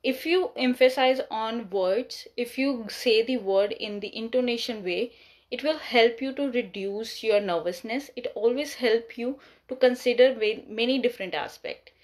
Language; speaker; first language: English; non-native, local second language; Punjabi